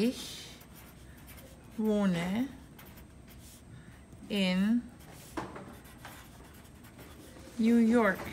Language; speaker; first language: German; non-native, learner; English